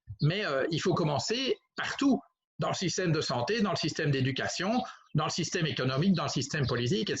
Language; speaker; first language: French; native; French